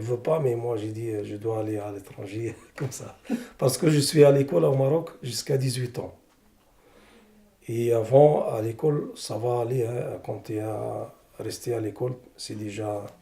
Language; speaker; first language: French; non-native, learner; Arabic